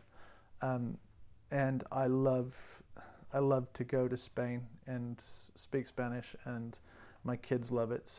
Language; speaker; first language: English; native; English